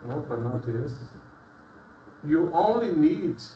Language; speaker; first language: English; non-native, fluent; Portuguese